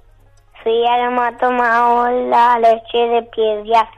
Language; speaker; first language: Spanish; native; Spanish